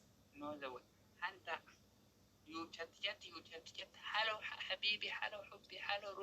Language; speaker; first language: Arabic; non-native, learner; Oromo